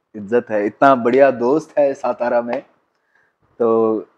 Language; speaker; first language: Hindi; non-native, local second language; Marathi